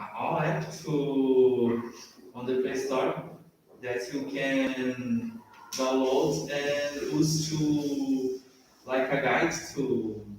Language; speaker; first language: English; non-native, learner; Portuguese